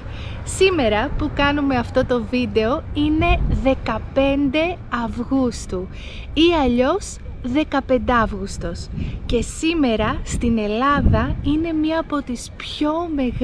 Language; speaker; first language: Greek; native; Greek